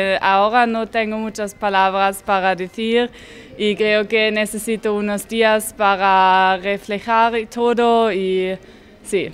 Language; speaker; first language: Spanish; non-native, learner; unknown